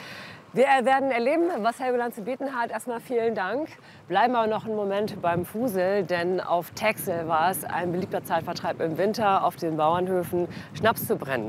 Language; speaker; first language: German; native; German